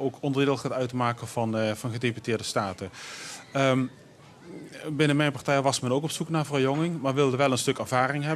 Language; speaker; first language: Dutch; native; Dutch